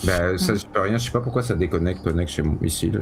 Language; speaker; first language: French; native; French